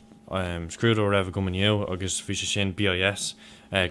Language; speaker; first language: Irish; non-native, local second language; English